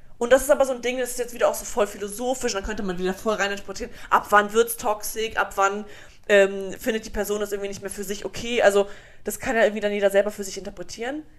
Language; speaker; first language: German; early bilingual, other home language; Bosnian